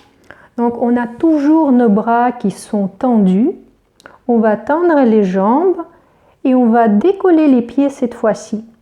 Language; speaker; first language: French; native; French